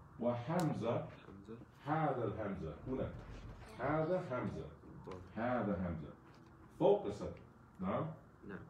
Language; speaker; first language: Arabic; non-native, fluent; English